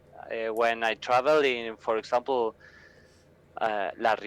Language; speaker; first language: English; non-native, learner; Spanish